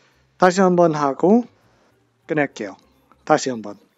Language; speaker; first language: Korean; non-native, fluent; English